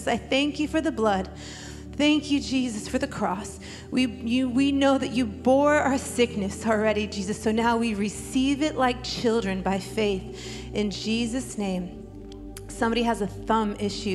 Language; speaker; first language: English; native; English